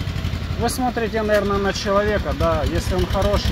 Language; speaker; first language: Russian; native; Russian